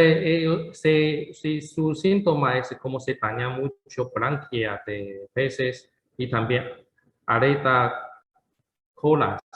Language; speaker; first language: Spanish; non-native, learner; Chinese